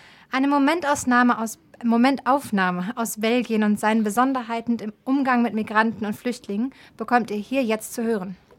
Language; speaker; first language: German; native; German